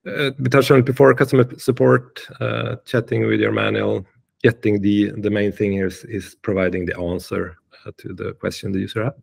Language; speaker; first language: English; non-native, fluent; Swedish